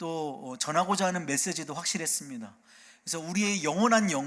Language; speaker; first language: Korean; native; Korean